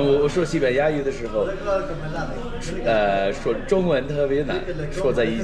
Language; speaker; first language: Chinese; non-native, fluent; English